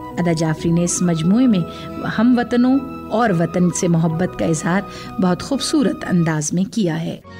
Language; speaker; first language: Urdu; native; Urdu